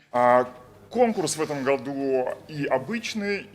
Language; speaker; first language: Russian; native; Russian